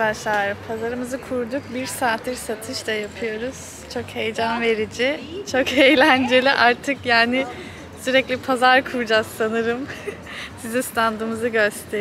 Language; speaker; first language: Turkish; early bilingual, heritage; Turkish